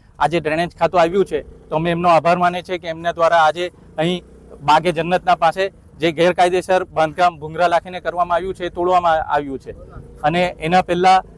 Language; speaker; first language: Gujarati; native; Gujarati